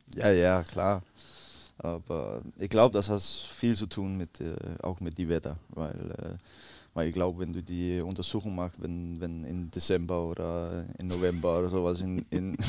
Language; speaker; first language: German; non-native, learner; Danish